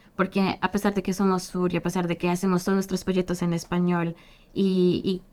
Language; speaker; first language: Spanish; native; Spanish